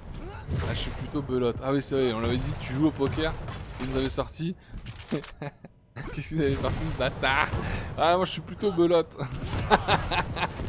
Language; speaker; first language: French; native; French